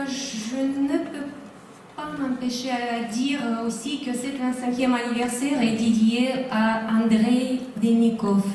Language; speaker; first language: French; non-native, fluent; Russian